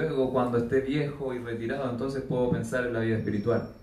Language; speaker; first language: Spanish; native; Spanish